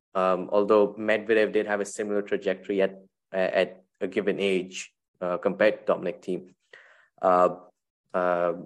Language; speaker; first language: English; non-native, local second language; Tamil